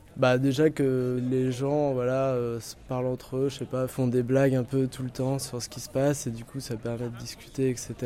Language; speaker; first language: French; native; French